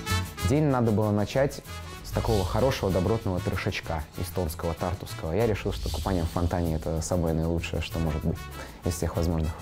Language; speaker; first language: Russian; native; Russian